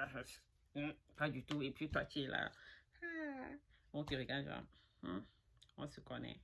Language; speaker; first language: French; non-native, local second language; Fula